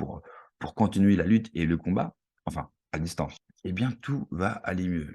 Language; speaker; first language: French; native; French